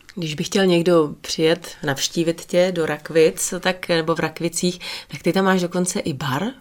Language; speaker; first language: Czech; native; Czech